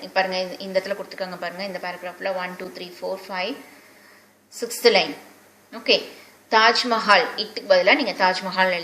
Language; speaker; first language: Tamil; native; Tamil